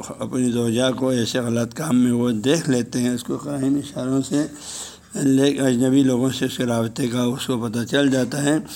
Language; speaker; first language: Urdu; non-native, local second language; Balti